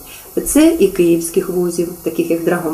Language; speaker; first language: Ukrainian; native; Ukrainian